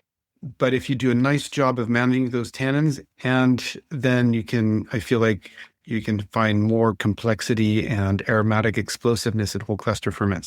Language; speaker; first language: English; non-native, fluent; French